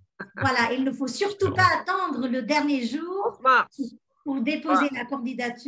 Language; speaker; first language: French; native; French